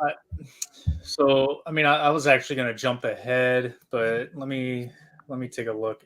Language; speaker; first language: English; native; English